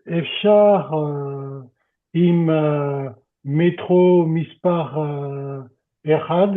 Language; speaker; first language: Hebrew; non-native, learner; French